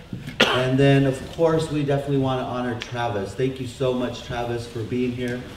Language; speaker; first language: English; native; English